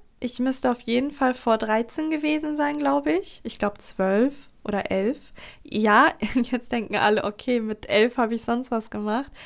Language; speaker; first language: German; early bilingual, other home language; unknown